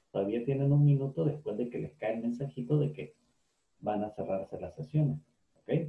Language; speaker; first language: Spanish; native; Spanish